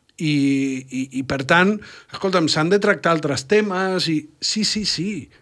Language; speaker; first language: Catalan; native; Catalan